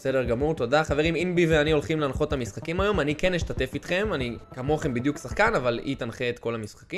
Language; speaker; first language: Hebrew; native; Hebrew